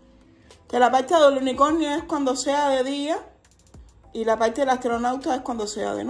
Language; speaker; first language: Spanish; native; Spanish